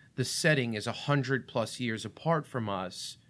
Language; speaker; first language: English; early bilingual, other home language; Russian